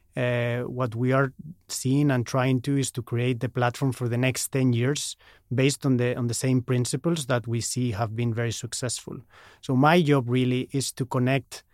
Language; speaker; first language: English; non-native, fluent; Spanish